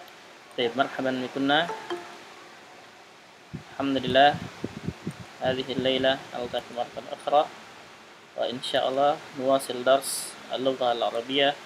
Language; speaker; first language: Arabic; non-native, fluent; Indonesian